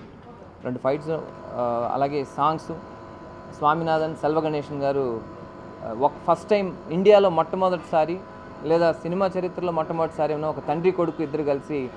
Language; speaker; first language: Telugu; native; Telugu